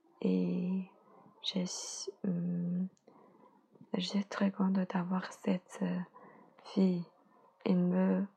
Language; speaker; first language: French; non-native, learner; Chinese